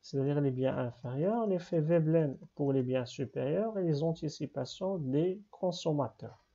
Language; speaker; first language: French; non-native, local second language; Arabic